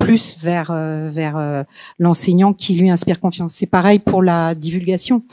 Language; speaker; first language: French; native; French